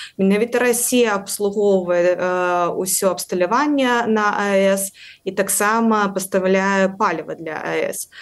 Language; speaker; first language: Belarusian; non-native, local second language; Russian